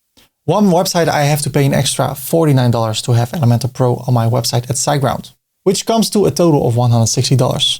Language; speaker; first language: English; non-native, fluent; Dutch